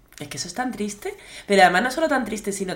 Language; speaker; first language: Spanish; native; Spanish